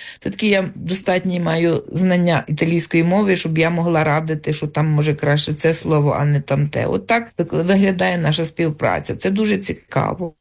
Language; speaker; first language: Ukrainian; native; Ukrainian